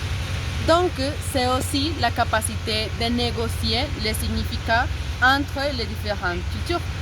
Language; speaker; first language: French; non-native, learner; Spanish